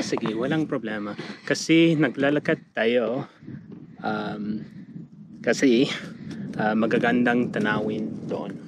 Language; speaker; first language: Filipino; non-native, learner; English